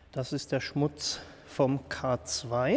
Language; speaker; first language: German; native; German